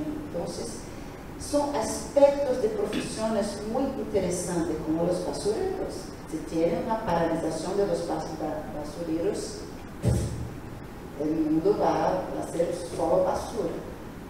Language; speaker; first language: Spanish; non-native, learner; Portuguese